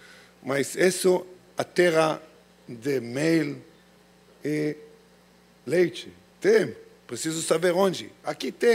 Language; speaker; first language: Portuguese; non-native, learner; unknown